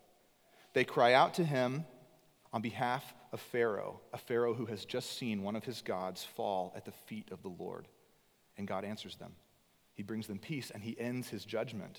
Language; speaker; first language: English; native; English